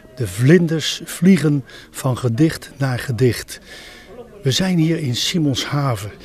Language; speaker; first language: Dutch; native; Dutch